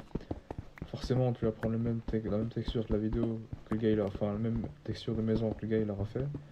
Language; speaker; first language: French; native; French